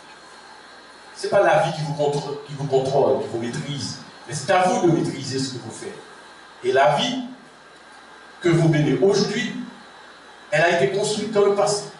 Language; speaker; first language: French; non-native, local second language; Haitian Creole